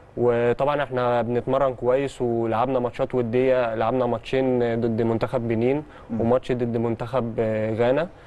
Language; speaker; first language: Egyptian Arabic; early bilingual, heritage; Arabic